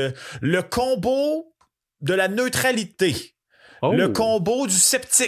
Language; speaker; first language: French; native; French